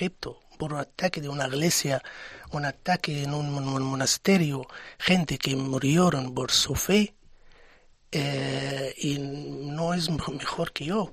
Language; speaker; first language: Spanish; non-native, fluent; Arabic